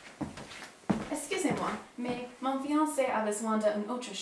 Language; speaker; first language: French; non-native, learner; English